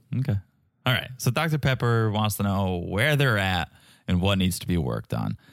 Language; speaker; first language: English; native; English